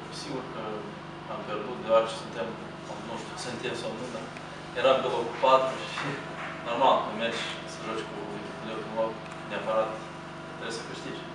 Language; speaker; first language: Romanian; non-native, local second language; Russian